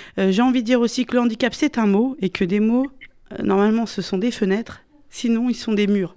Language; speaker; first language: French; native; French